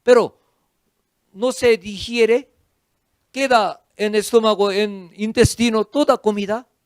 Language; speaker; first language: Spanish; non-native, fluent; Korean